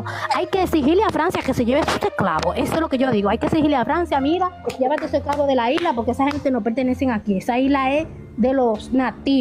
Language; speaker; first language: Spanish; native; Spanish